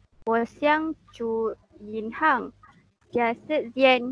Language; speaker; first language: Chinese; non-native, learner; Malay